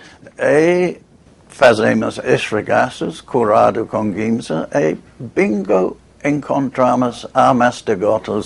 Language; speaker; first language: Portuguese; non-native, fluent; English